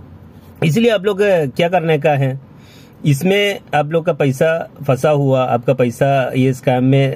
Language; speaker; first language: Hindi; non-native, local second language; Malayalam